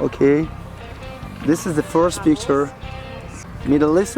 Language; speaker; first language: English; non-native, learner; Kazakh